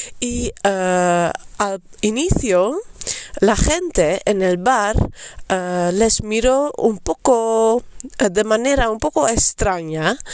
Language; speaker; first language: Spanish; non-native, fluent; Dutch